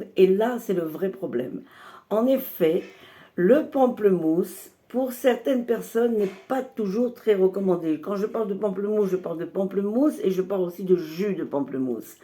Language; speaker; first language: French; native; French